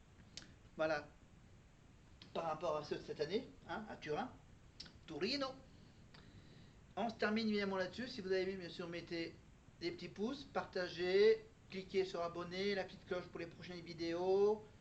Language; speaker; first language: French; native; French